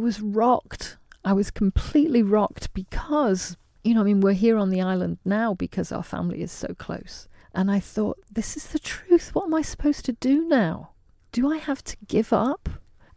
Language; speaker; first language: English; native; English